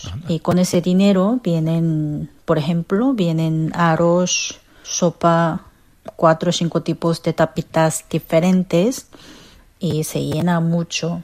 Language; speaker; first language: Spanish; non-native, fluent; Korean